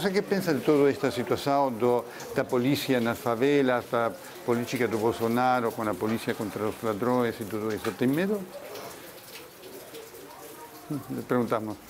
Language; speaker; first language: Portuguese; non-native, fluent; Spanish